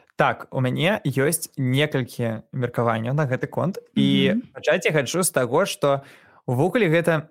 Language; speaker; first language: Belarusian; non-native, local second language; Russian